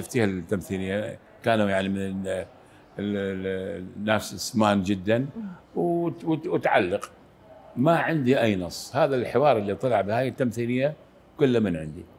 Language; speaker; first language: Arabic; native; Arabic